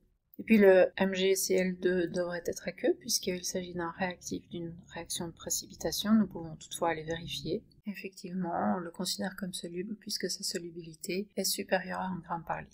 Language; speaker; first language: French; native; French